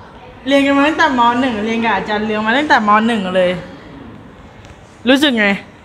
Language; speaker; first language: Thai; native; Thai